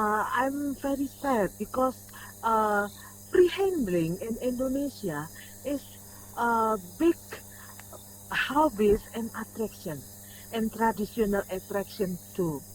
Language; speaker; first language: English; non-native, learner; Indonesian